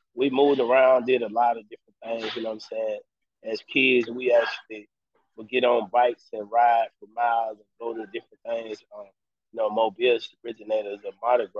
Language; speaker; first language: English; native; English